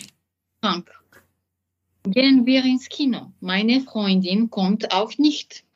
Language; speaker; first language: German; non-native, learner; French